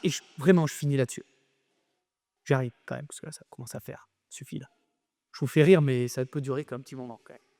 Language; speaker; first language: French; native; French